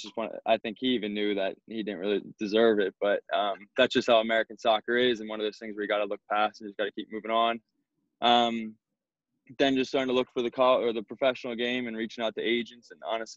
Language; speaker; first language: English; native; English